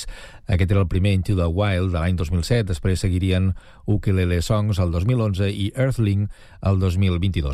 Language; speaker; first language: Catalan; native; Catalan